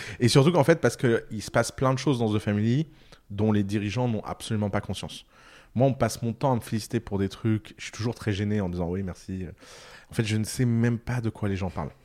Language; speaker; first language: French; early bilingual, other home language; Arabic